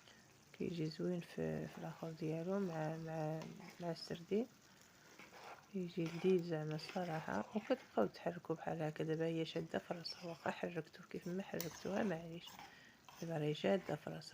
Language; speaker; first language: Arabic; native; Arabic